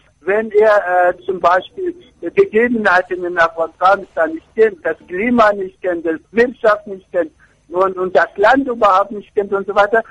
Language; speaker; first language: German; non-native, fluent; Persian